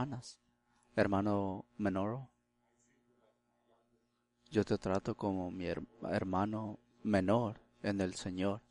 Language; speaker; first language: Spanish; early bilingual, heritage; Spanish